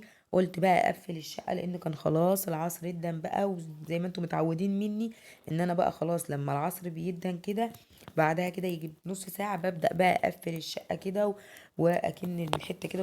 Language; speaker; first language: Arabic; native; Arabic